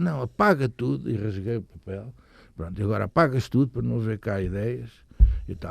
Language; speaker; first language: Portuguese; native; Portuguese